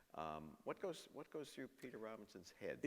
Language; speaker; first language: English; native; English